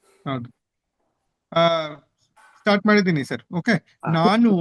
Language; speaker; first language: Kannada; non-native, learner; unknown